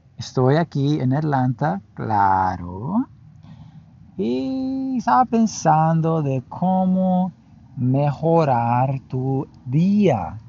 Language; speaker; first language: Spanish; non-native, learner; English